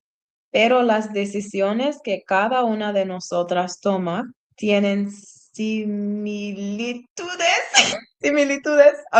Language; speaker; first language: Spanish; non-native, learner; English